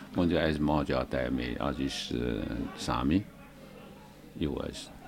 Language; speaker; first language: Hungarian; non-native, learner; Chinese